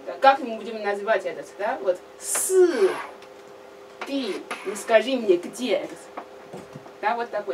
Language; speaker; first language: Russian; non-native, learner; Chinese